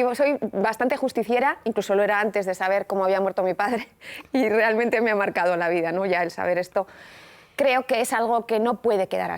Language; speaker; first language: Spanish; native; Spanish